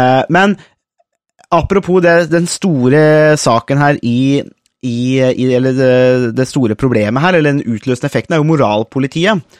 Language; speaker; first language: Norwegian; native; Norwegian